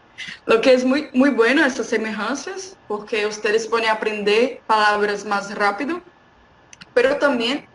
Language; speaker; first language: Spanish; non-native, fluent; Portuguese